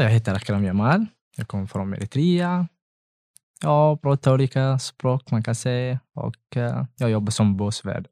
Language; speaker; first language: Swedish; non-native, learner; Tigrinya